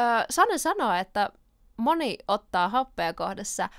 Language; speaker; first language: Finnish; native; Finnish